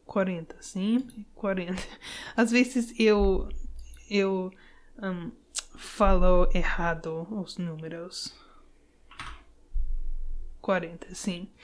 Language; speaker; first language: Portuguese; non-native, learner; English